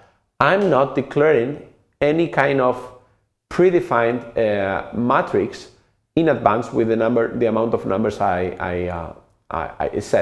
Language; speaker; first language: English; non-native, fluent; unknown